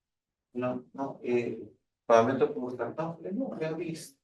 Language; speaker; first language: Portuguese; non-native, fluent; Spanish